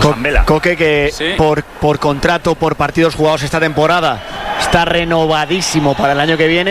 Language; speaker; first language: Spanish; native; Spanish